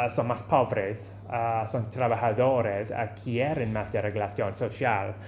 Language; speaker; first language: Spanish; non-native, fluent; English